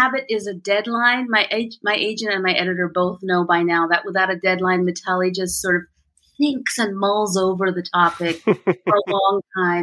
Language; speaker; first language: English; early bilingual, other home language; Bangla